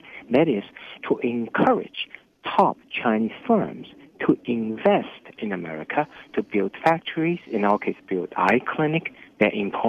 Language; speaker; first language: English; non-native, fluent; Chinese